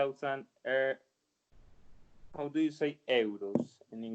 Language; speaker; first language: English; non-native, learner; Spanish